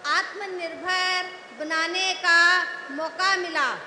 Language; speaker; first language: Hindi; native; Hindi